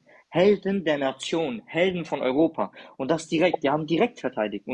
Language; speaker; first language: German; early bilingual, other home language; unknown